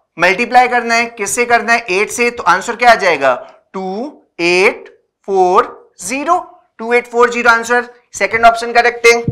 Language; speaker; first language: Hindi; native; Hindi